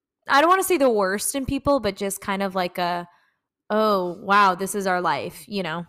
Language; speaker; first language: English; native; English